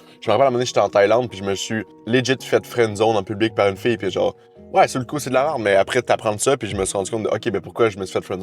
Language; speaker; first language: French; native; French